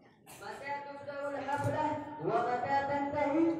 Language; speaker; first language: Arabic; non-native, learner; Urdu